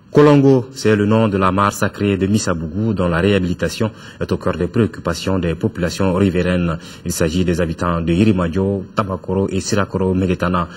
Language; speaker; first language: French; non-native, local second language; Bambara